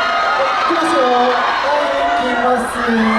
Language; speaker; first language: Japanese; non-native, learner; Korean